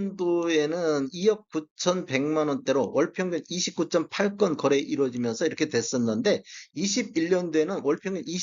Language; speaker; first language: Korean; native; Korean